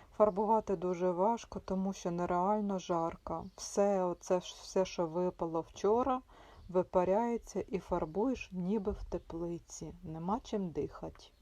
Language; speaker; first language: Ukrainian; native; Ukrainian